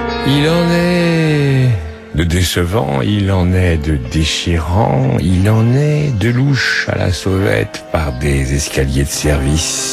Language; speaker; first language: French; native; French